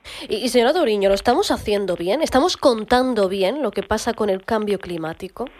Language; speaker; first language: Spanish; native; Spanish